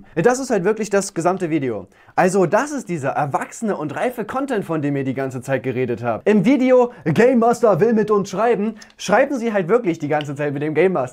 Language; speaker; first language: German; native; German